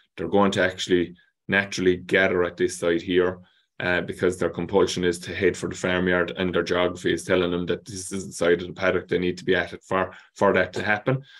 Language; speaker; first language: English; native; English